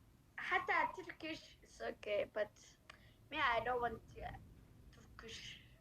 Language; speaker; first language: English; non-native, learner; Somali